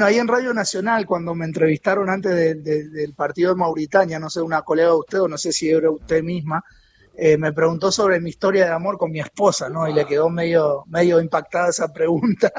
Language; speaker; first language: Spanish; native; Spanish